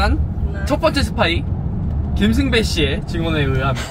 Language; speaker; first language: Korean; native; Korean